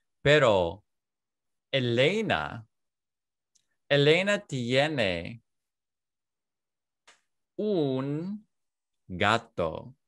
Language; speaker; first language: Spanish; non-native, fluent; English